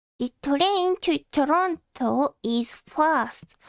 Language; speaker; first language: English; non-native, learner; Japanese